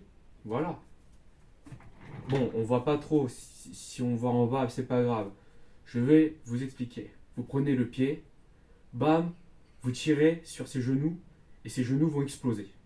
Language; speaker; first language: French; native; French